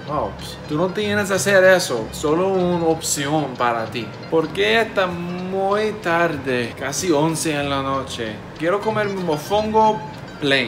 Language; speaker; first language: Spanish; non-native, learner; English